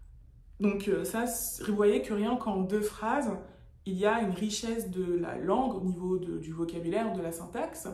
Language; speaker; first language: French; native; French